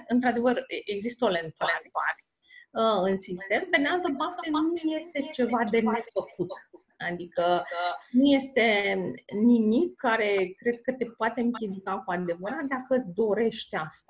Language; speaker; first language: Romanian; native; Romanian